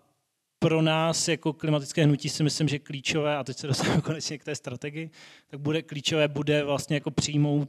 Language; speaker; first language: Czech; native; Czech